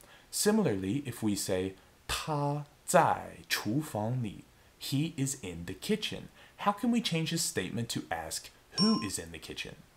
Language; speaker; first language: English; native; English